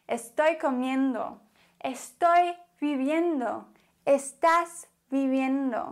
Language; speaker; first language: Spanish; non-native, fluent; German